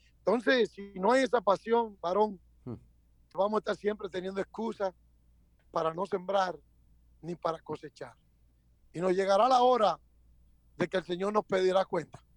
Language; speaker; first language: Spanish; native; Spanish